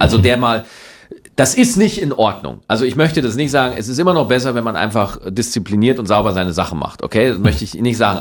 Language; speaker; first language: German; native; German